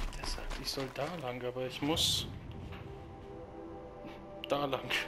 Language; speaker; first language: German; native; German